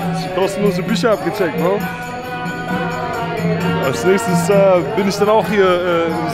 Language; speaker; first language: German; native; German